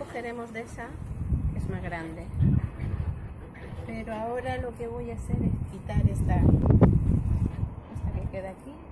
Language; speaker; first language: Spanish; native; Spanish